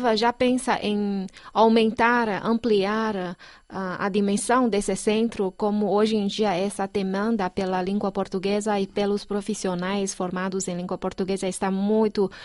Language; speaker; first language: Portuguese; non-native, fluent; Chinese